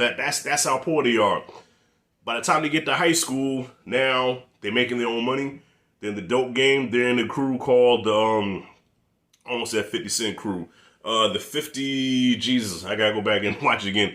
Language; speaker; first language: English; native; English